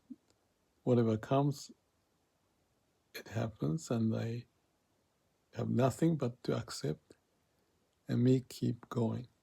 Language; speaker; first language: English; non-native, fluent; Japanese